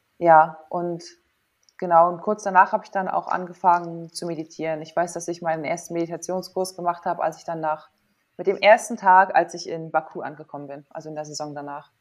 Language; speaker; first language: German; native; German